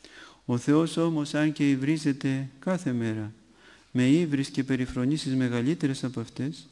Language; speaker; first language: Greek; native; Greek